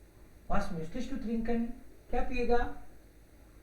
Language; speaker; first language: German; non-native, fluent; Hindi